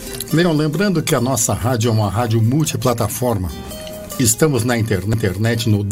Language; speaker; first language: Portuguese; native; Portuguese